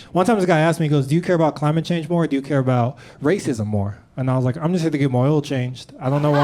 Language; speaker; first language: English; native; English